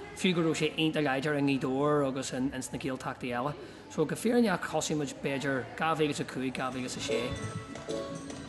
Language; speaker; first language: Irish; non-native, local second language; English